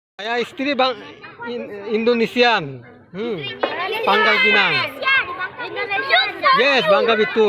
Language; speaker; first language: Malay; non-native, learner; Bangla